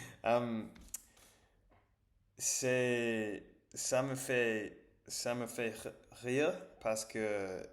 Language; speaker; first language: French; non-native, learner; English